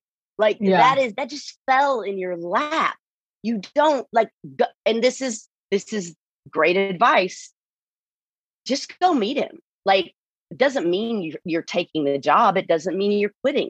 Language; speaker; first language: English; native; English